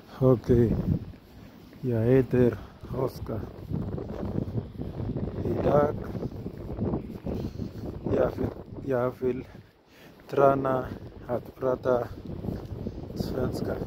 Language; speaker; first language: Swedish; non-native, learner; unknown